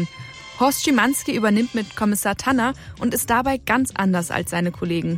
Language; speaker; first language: German; native; German